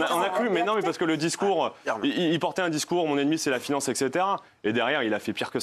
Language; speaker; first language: French; native; French